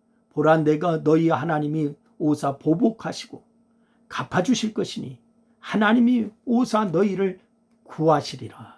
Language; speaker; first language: Korean; native; Korean